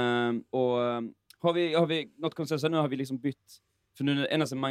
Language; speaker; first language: Swedish; native; Swedish